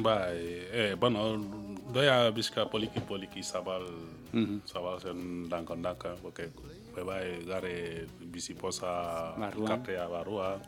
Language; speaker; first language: Basque; non-native, learner; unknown